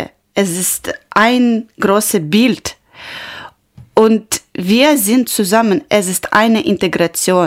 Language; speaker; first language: German; non-native, learner; Ukrainian